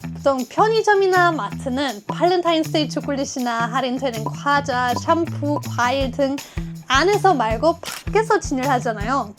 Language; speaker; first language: Korean; non-native, fluent; German